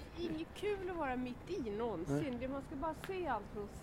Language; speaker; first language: Swedish; native; Swedish